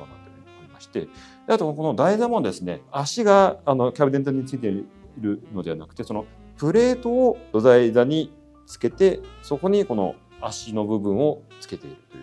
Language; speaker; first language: Japanese; native; Japanese